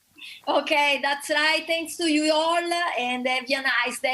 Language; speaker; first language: English; non-native, learner; Italian